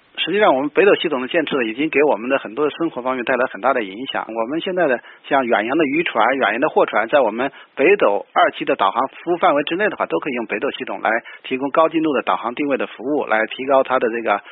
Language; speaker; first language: Chinese; native; Chinese